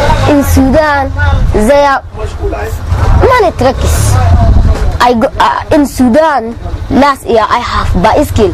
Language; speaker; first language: English; non-native, learner; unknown